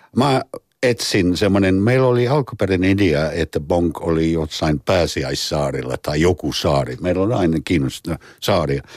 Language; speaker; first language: Finnish; non-native, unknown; English